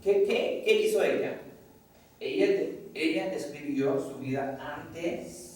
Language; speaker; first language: Spanish; non-native, fluent; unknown